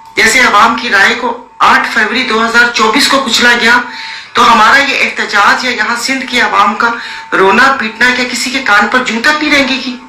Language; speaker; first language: Urdu; non-native, local second language; Sindhi